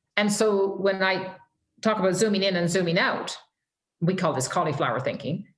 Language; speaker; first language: English; native; English